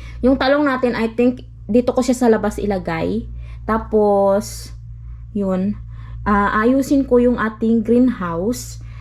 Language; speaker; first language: Filipino; non-native, local second language; Cebuano